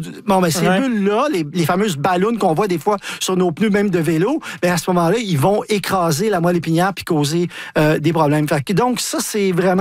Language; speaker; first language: French; native; French